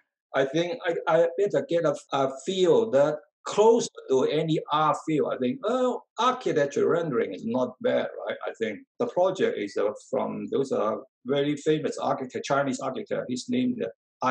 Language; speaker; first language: English; non-native, fluent; Chinese